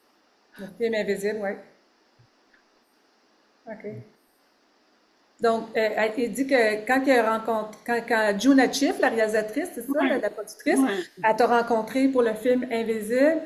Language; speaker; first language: French; native; French